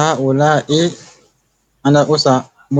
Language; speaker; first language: Arabic; non-native, learner; French